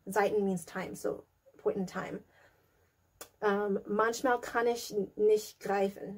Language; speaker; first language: German; non-native, learner; English